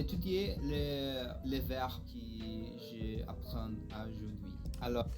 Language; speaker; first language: French; non-native, learner; Portuguese